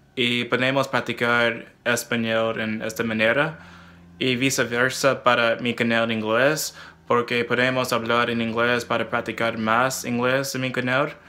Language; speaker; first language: Spanish; non-native, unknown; English